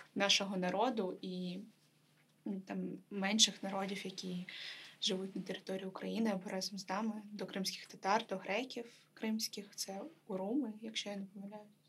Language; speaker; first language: Ukrainian; native; Ukrainian